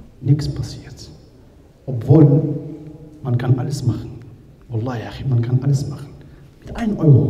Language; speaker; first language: German; non-native, learner; Arabic